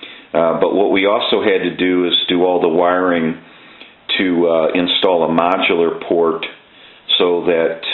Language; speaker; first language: English; native; English